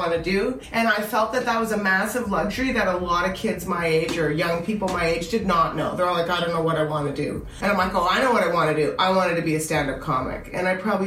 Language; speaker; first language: English; native; English